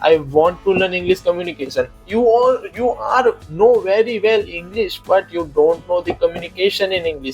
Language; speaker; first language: English; non-native, learner; Hindi